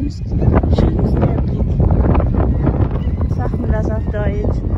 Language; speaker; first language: German; non-native, learner; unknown